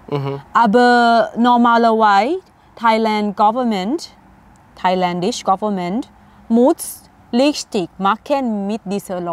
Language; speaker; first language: German; non-native, learner; Thai